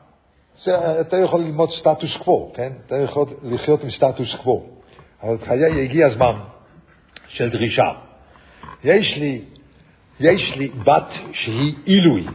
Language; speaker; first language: Hebrew; non-native, fluent; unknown